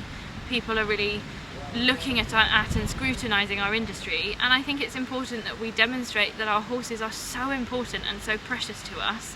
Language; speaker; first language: English; native; English